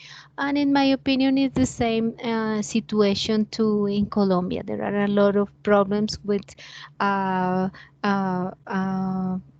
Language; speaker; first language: English; non-native, learner; Spanish